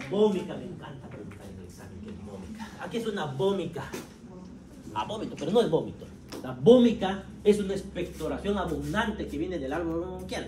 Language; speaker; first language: Spanish; native; Spanish